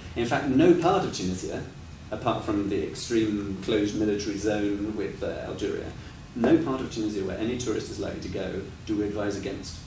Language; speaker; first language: English; native; English